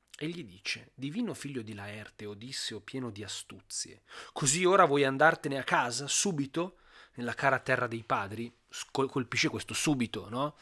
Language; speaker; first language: Italian; native; Italian